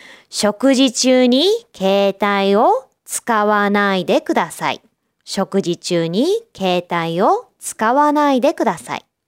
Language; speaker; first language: Japanese; native; Japanese